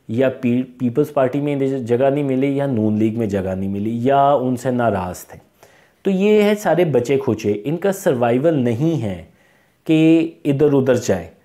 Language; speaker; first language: Urdu; non-native, local second language; Punjabi